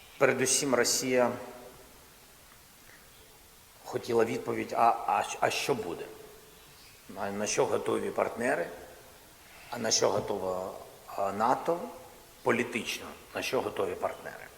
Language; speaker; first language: Ukrainian; non-native, local second language; Russian